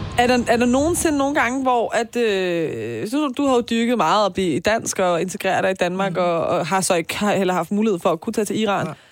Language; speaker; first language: Danish; early bilingual, other home language; Persian